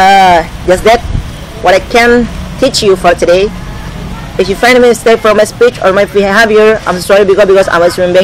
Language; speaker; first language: English; non-native, learner; Indonesian